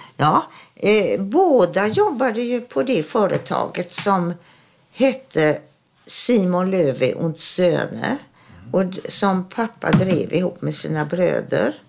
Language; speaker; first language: Swedish; early bilingual, other home language; German